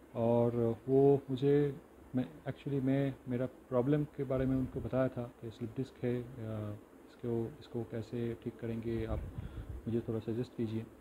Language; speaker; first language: Hindi; non-native, local second language; Bangla